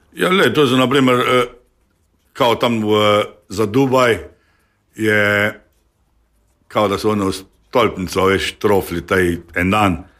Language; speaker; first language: Slovenian; native; Slovenian